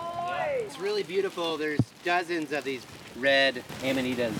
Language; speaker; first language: English; non-native, fluent; Japanese